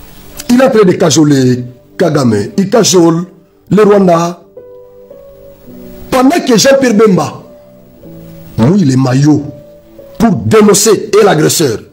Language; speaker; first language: French; non-native, local second language; Lingala